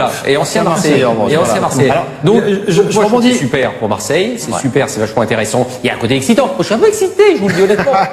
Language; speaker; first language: French; native; French